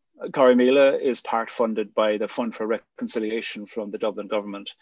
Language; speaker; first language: English; native; English